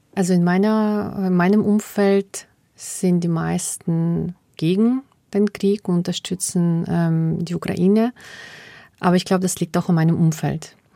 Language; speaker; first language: German; early bilingual, other home language; Russian